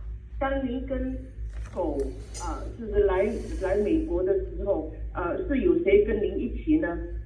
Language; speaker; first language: Chinese; native; Chinese